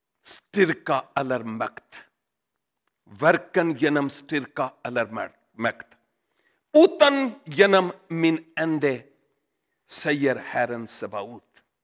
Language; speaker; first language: Swedish; non-native, learner; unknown